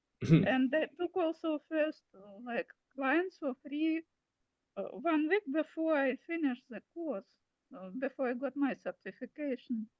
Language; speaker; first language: English; non-native, fluent; Russian